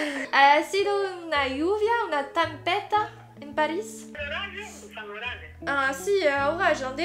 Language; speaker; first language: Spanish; early bilingual, heritage; French